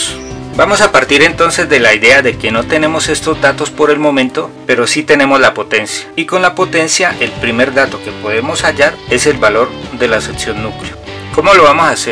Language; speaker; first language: Spanish; native; Spanish